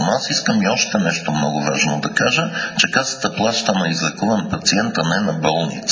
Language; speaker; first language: Bulgarian; native; Bulgarian